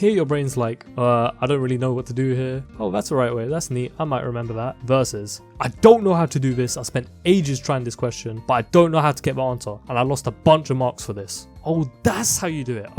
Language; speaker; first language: English; native; English